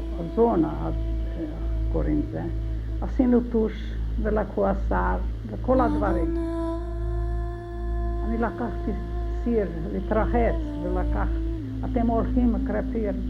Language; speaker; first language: Hebrew; non-native, learner; Hungarian